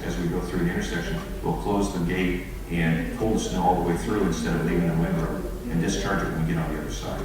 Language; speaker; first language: English; native; English